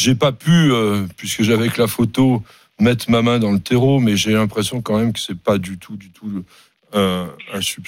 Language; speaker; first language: French; native; French